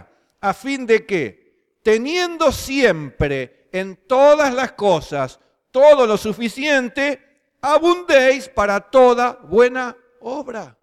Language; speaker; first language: Spanish; native; Spanish